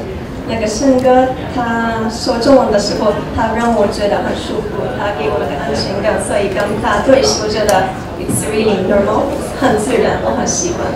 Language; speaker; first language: Chinese; non-native, learner; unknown